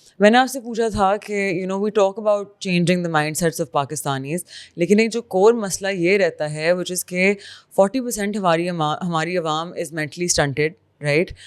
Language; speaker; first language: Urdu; native; Urdu